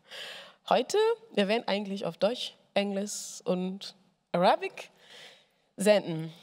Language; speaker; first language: German; non-native, fluent; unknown